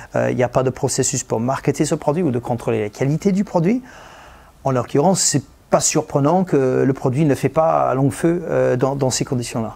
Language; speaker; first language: French; non-native, fluent; English